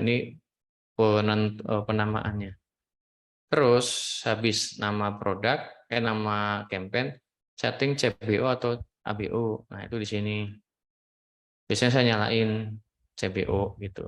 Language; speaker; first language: Indonesian; native; Indonesian